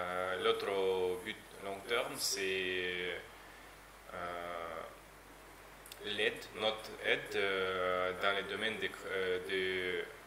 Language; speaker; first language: French; non-native, learner; Russian